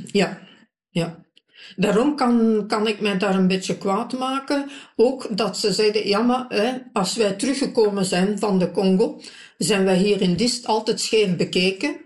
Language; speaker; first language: Dutch; native; Dutch